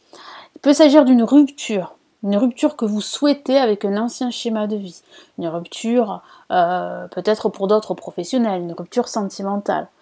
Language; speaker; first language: French; native; French